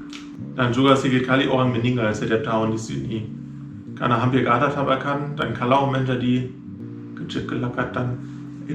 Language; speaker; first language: Indonesian; non-native, fluent; German